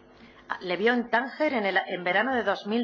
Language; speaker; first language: Spanish; native; Spanish